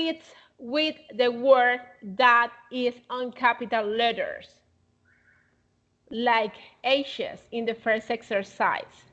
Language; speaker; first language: English; non-native, fluent; Spanish